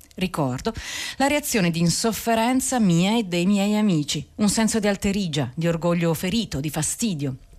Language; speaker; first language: Italian; native; Italian